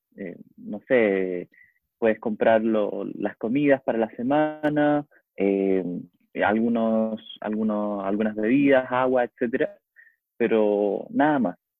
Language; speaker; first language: Spanish; native; Spanish